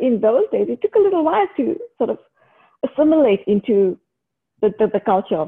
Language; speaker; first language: English; native; English